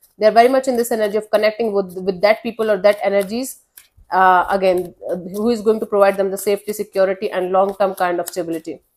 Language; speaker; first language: English; non-native, local second language; Hindi